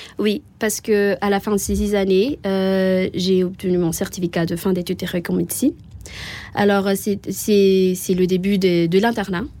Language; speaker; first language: French; non-native, local second language; Malagasy